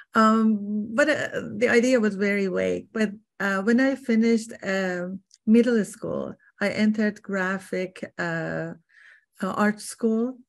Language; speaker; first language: English; non-native, fluent; Persian